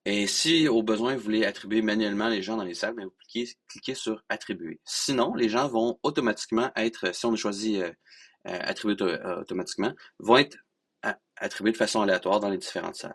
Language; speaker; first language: French; native; French